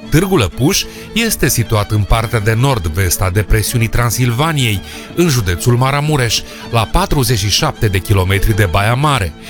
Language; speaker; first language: Romanian; native; Romanian